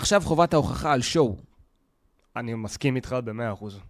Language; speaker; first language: Hebrew; native; Hebrew